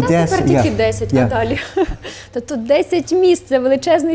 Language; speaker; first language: Ukrainian; native; Ukrainian